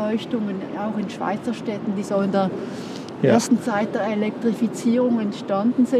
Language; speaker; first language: German; native; German